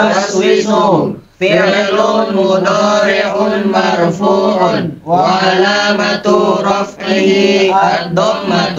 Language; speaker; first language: Arabic; non-native, learner; Indonesian